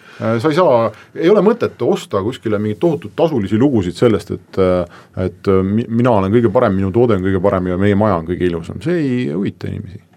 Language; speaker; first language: Estonian; native; Estonian